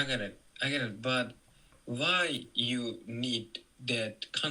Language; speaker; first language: English; non-native, learner; Turkish